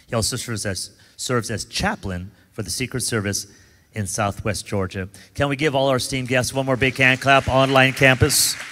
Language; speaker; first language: English; native; English